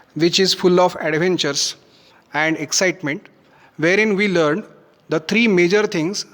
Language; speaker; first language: English; non-native, local second language; Marathi